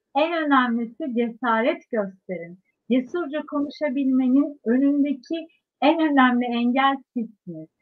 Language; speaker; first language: Turkish; native; Turkish